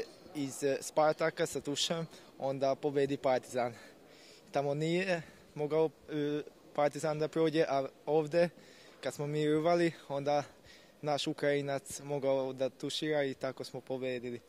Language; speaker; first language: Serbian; non-native, local second language; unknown